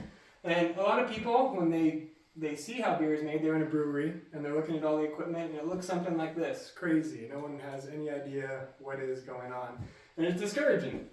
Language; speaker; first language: English; native; English